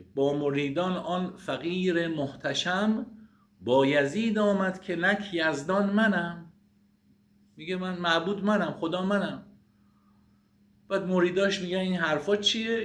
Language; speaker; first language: Persian; native; Persian